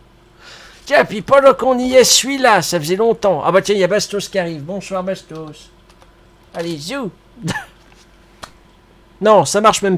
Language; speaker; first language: French; native; French